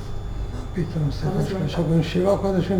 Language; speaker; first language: Hebrew; non-native, fluent; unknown